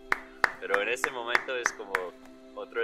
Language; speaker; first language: Spanish; early bilingual, heritage; English